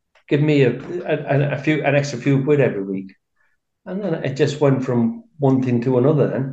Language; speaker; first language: English; native; English